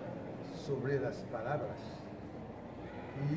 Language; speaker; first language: Spanish; non-native, fluent; Haitian Creole